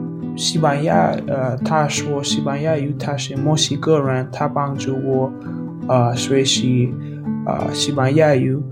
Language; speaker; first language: Chinese; non-native, learner; Russian